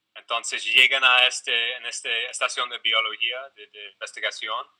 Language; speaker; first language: Spanish; non-native, fluent; English